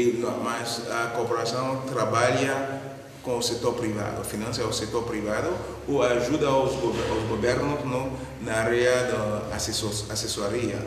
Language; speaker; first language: Portuguese; non-native, fluent; Spanish